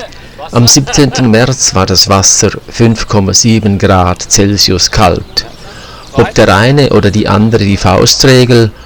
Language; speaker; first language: German; native; German